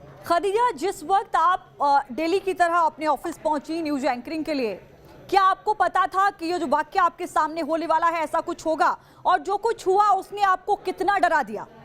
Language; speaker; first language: Hindi; native; Hindi